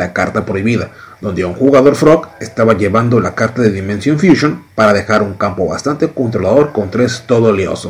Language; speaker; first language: Spanish; native; Spanish